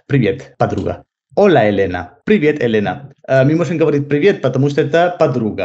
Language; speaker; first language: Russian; non-native, learner; Spanish